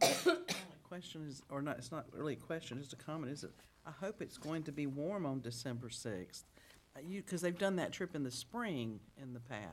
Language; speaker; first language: English; native; English